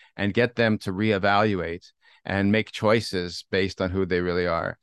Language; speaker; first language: English; native; English